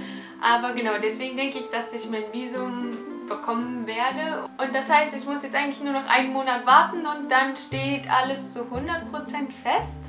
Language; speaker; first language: German; native; German